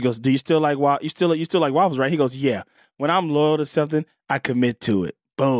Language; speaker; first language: English; native; English